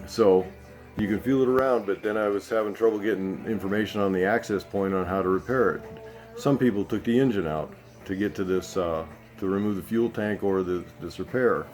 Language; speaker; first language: English; native; English